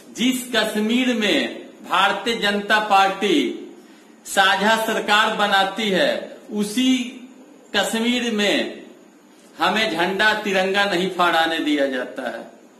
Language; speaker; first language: Hindi; native; Hindi